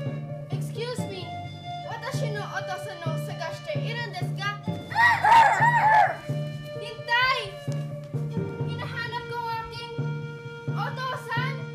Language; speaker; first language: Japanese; non-native, learner; Filipino